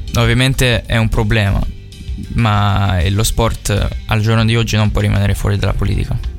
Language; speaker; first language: Italian; non-native, fluent; Ukrainian